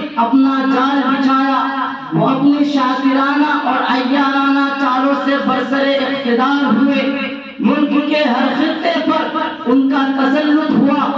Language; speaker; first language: Urdu; non-native, local second language; Bangla